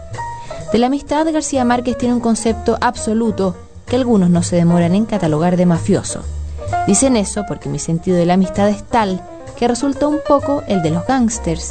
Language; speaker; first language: Spanish; native; Spanish